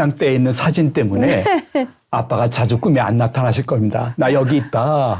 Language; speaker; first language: Korean; native; Korean